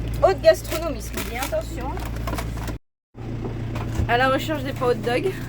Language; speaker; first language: French; native; French